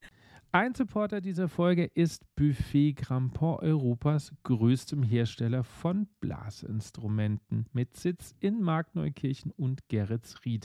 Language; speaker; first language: German; native; German